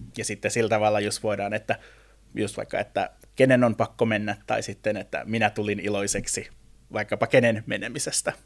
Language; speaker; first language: Finnish; native; Finnish